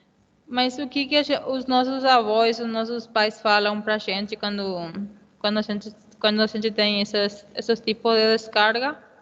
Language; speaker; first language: Portuguese; non-native, fluent; Spanish